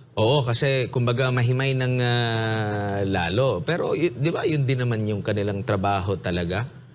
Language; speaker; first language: Filipino; native; Filipino